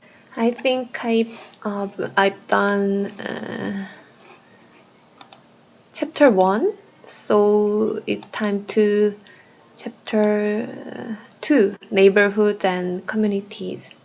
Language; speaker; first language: English; non-native, learner; Korean